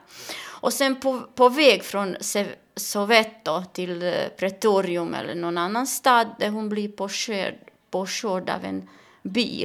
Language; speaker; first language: Swedish; non-native, learner; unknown